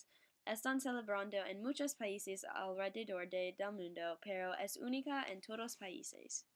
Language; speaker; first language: Spanish; non-native, learner; English